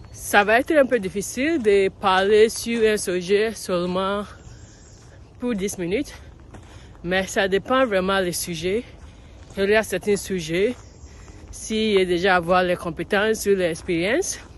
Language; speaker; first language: French; non-native, learner; English